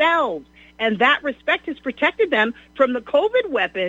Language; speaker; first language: English; native; English